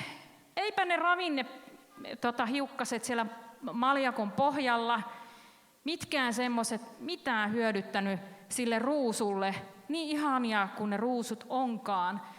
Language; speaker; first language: Finnish; native; Finnish